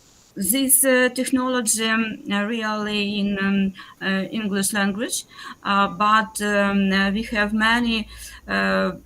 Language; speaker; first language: English; non-native, learner; Ukrainian